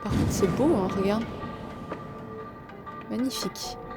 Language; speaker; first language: French; native; French